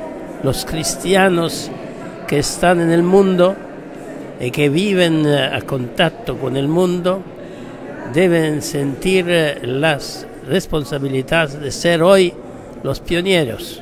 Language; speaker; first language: Spanish; non-native, fluent; Italian